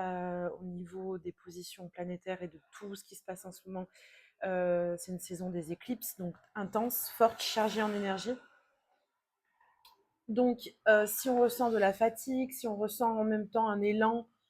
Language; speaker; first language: French; native; French